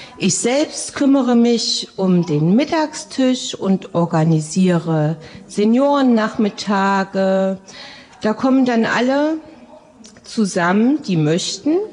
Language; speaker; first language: German; native; German